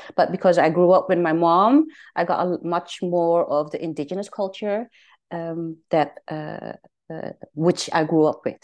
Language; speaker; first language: English; non-native, fluent; Dutch